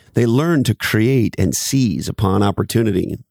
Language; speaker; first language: English; native; English